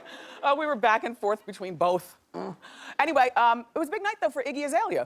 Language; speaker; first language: English; native; English